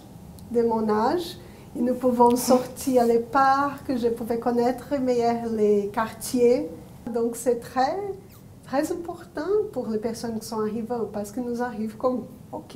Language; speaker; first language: French; non-native, learner; Portuguese